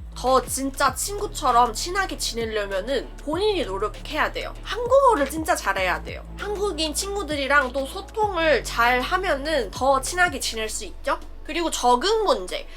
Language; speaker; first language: Korean; non-native, fluent; Chinese